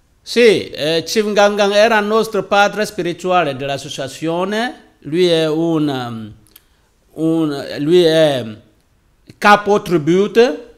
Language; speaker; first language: Italian; non-native, learner; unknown